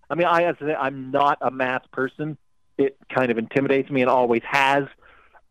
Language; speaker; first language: English; native; English